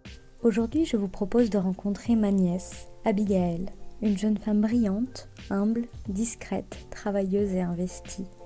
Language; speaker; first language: French; native; French